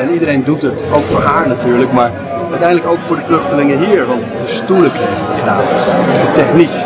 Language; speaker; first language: Dutch; native; Dutch